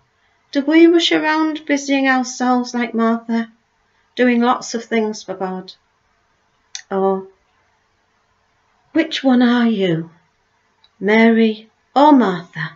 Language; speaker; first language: English; native; English